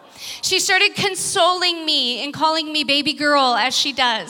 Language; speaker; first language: English; native; English